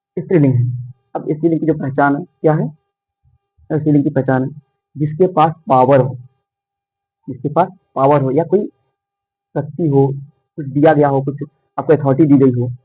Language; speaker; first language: Hindi; native; Hindi